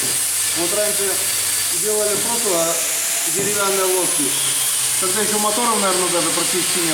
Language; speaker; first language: Russian; native; Russian